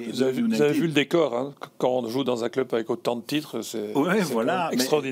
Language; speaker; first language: French; native; French